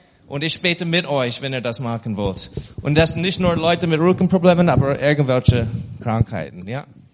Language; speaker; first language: German; non-native, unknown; English